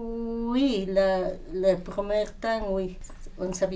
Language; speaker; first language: French; non-native, fluent; Spanish